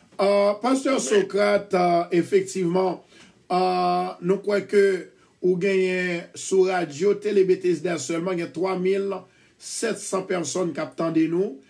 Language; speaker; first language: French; non-native, local second language; Haitian Creole